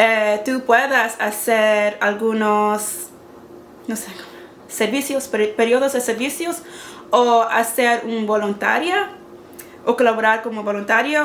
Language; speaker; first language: Spanish; non-native, learner; English